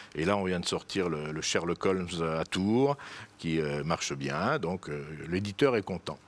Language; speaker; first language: French; native; French